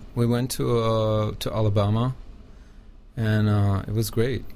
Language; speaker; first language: English; non-native, fluent; German